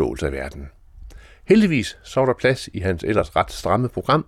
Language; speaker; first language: Danish; native; Danish